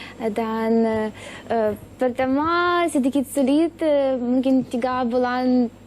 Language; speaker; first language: Indonesian; non-native, learner; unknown